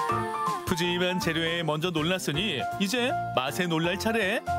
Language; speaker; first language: Korean; native; Korean